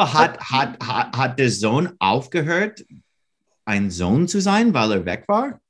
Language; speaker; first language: German; non-native, learner; English